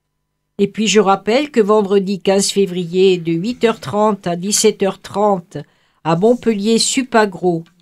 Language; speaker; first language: French; native; French